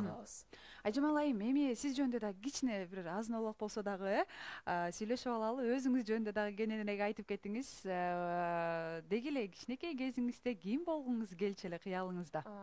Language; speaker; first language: Kyrgyz; native; Kyrgyz